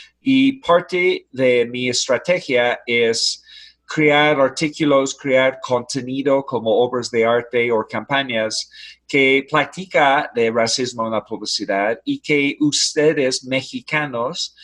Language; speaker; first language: Spanish; non-native, fluent; English